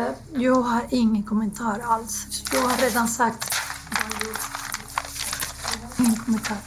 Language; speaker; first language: Swedish; non-native, fluent; Spanish